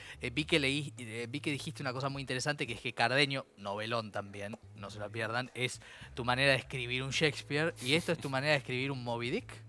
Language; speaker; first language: Spanish; native; Spanish